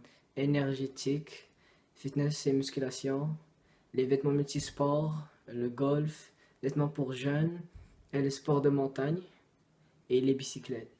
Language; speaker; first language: French; non-native, learner; English